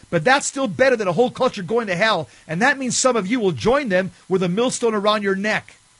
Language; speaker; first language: English; native; English